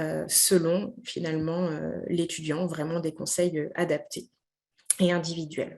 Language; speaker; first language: French; native; French